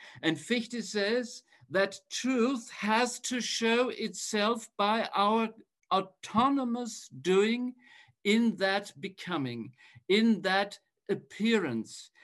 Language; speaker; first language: English; non-native, fluent; German